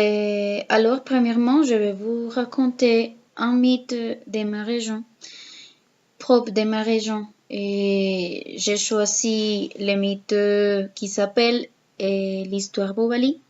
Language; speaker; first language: French; non-native, learner; Spanish